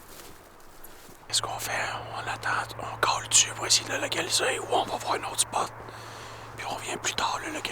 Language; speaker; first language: French; native; French